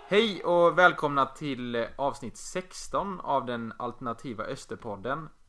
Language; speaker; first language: Swedish; native; Swedish